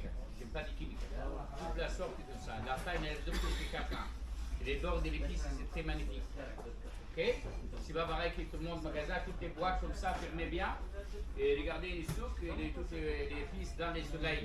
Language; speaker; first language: French; non-native, learner; Arabic